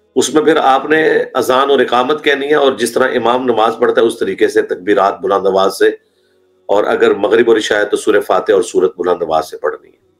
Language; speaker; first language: Urdu; non-native, local second language; Punjabi